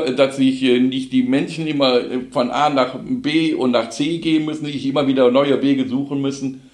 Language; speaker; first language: German; native; German